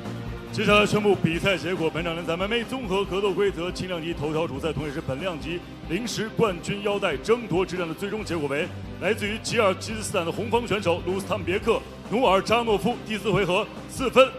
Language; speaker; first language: Chinese; native; Chinese